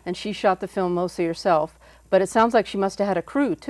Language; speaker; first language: English; native; English